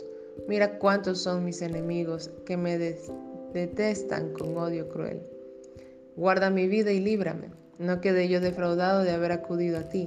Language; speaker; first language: Spanish; native; Spanish